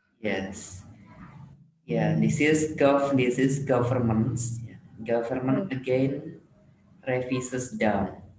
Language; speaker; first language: English; non-native, fluent; Indonesian